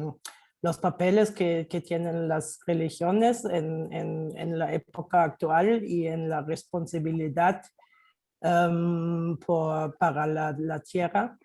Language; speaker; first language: Spanish; non-native, fluent; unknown